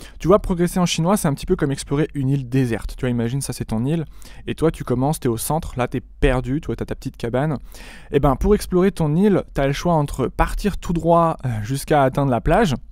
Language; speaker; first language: French; native; French